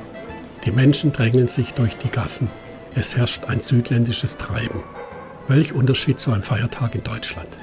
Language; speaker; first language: German; native; German